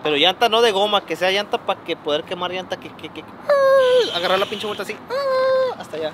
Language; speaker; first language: Spanish; early bilingual, other home language; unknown